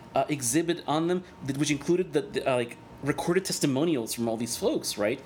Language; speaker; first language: English; non-native, fluent; Spanish